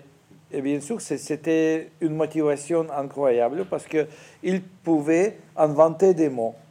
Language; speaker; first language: French; non-native, fluent; Russian